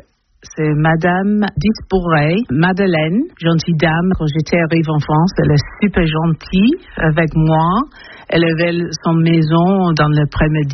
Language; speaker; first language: French; non-native, learner; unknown